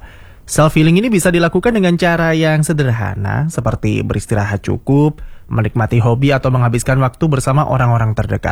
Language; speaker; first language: Indonesian; native; Indonesian